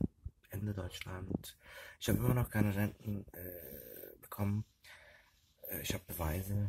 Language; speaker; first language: German; early bilingual, other home language; Turkish